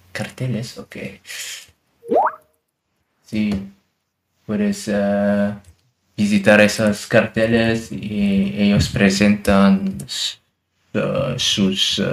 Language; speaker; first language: Spanish; non-native, learner; German